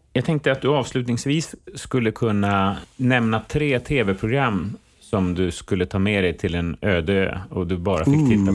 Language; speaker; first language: Swedish; native; Swedish